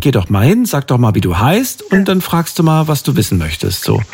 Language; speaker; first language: German; native; German